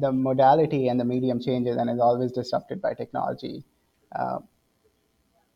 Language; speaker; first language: English; non-native, local second language; Hindi